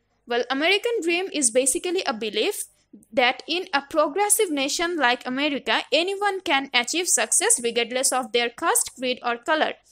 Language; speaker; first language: English; non-native, local second language; Bangla